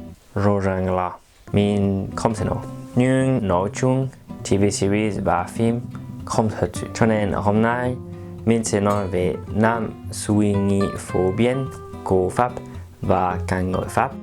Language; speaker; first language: Vietnamese; non-native, learner; French